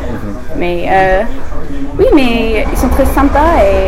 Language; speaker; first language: French; non-native, learner; English